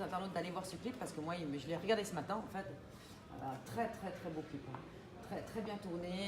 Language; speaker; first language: French; native; French